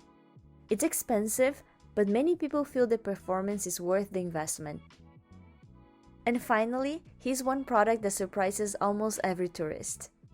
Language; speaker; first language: English; native; English